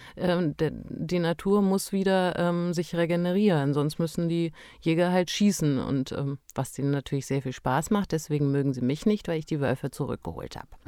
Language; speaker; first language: German; early bilingual, other home language; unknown